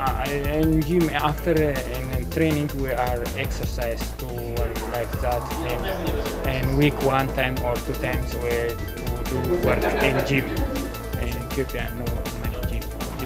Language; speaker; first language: English; non-native, learner; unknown